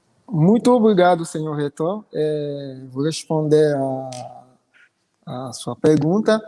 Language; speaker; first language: Portuguese; non-native, fluent; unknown